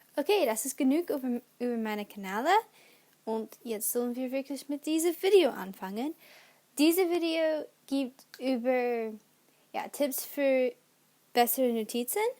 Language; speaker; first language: German; non-native, learner; English